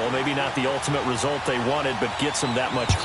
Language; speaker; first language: English; native; English